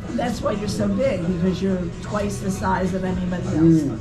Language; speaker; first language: English; native; English